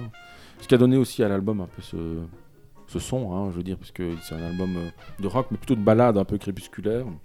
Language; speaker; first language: French; native; French